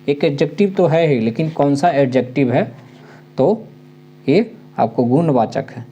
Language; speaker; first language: Hindi; native; Hindi